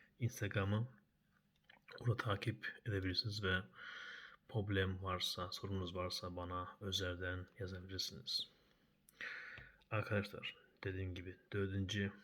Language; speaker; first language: Turkish; early bilingual, heritage; Turkish